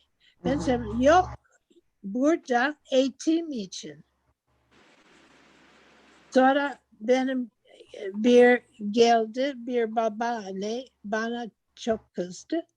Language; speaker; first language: Turkish; non-native, learner; English